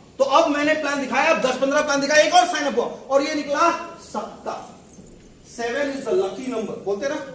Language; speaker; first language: Hindi; native; Hindi